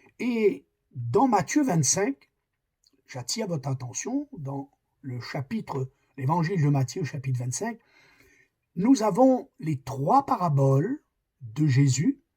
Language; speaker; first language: French; native; French